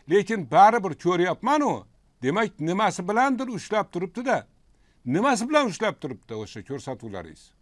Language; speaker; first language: Uzbek; native; Uzbek